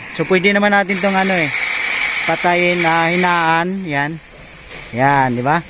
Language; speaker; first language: Filipino; non-native, local second language; Cebuano